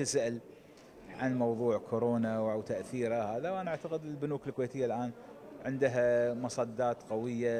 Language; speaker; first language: Arabic; native; Arabic